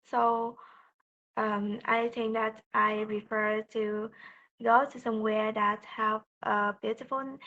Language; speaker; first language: English; non-native, learner; Vietnamese